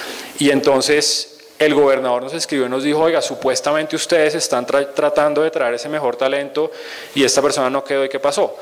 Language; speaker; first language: Spanish; native; Spanish